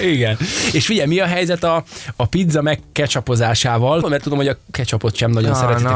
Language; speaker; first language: Hungarian; native; Hungarian